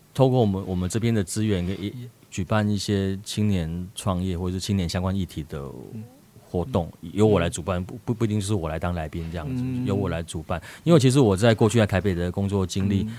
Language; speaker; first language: Chinese; native; Chinese